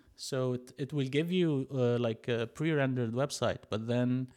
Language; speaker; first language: English; non-native, fluent; Arabic